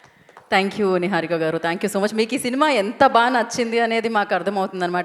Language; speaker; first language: Telugu; native; Telugu